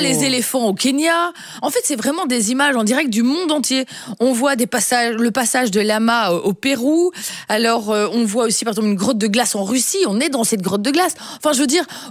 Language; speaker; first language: French; native; French